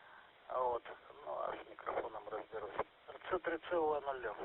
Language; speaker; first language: Russian; native; Russian